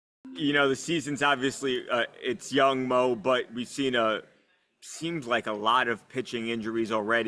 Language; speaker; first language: English; native; English